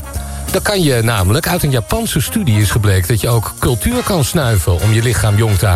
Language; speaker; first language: Dutch; native; Dutch